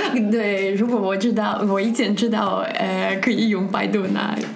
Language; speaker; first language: Chinese; non-native, fluent; Russian